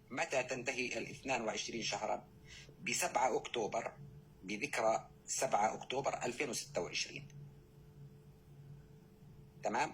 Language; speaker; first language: Arabic; native; Arabic